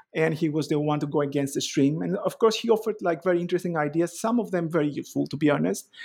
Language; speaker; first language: English; non-native, fluent; Greek